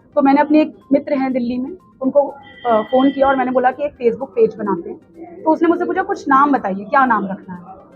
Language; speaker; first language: Hindi; native; Hindi